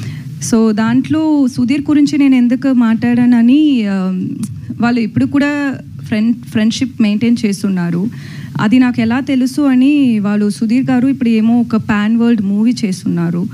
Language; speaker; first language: Telugu; non-native, learner; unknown